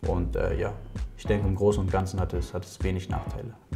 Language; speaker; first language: German; native; German